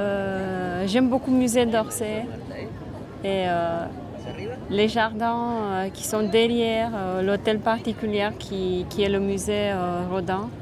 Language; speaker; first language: French; non-native, fluent; Romanian